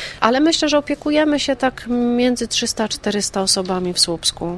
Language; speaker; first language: Polish; native; Polish